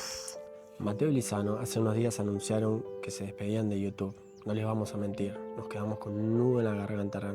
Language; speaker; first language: Spanish; native; Spanish